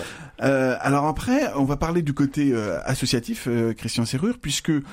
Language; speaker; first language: French; native; French